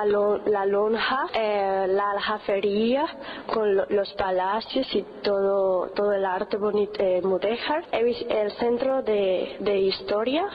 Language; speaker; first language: Spanish; non-native, learner; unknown